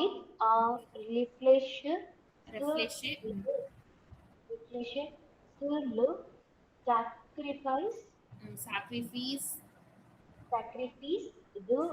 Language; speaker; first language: French; non-native, learner; Tamil